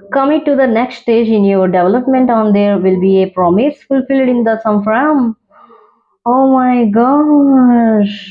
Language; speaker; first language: English; non-native, local second language; Telugu